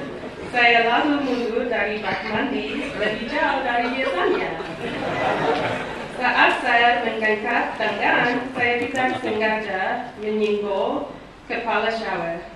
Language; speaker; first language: Indonesian; non-native, learner; English